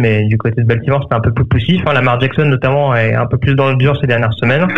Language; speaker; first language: French; native; French